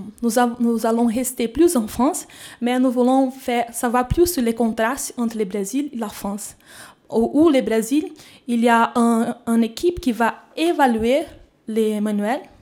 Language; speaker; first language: French; non-native, fluent; Portuguese